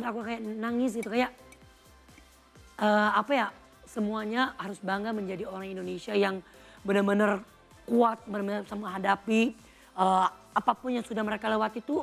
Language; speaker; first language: Indonesian; non-native, fluent; Thai